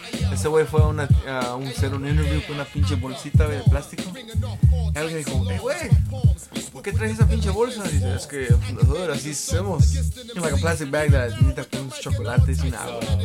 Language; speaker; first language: Spanish; early bilingual, heritage; Spanish